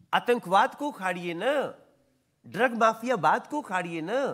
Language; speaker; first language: Hindi; native; Hindi